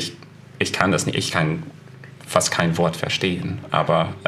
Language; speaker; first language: German; non-native, fluent; English